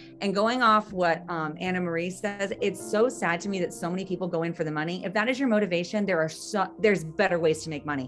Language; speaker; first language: English; native; English